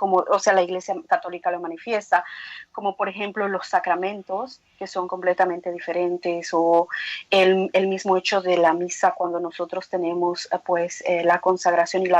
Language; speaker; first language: Spanish; native; Spanish